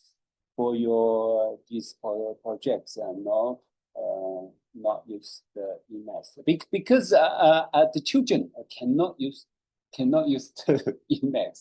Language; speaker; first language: English; non-native, learner; Chinese